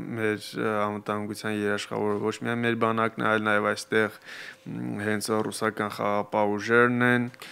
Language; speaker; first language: Armenian; native; Armenian